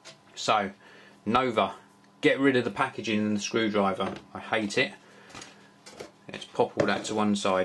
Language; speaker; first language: English; native; English